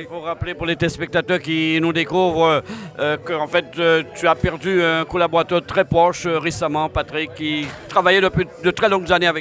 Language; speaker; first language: French; native; French